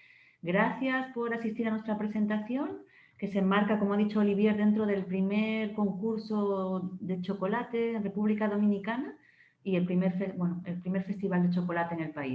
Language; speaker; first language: Spanish; native; Spanish